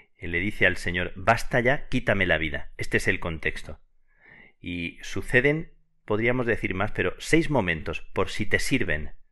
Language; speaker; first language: Spanish; native; Spanish